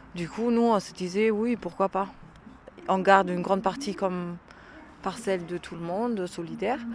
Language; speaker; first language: French; non-native, fluent; German